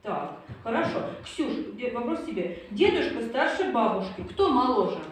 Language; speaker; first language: Russian; native; Russian